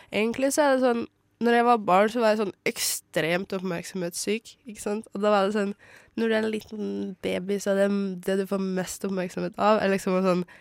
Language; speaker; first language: Norwegian; native; Norwegian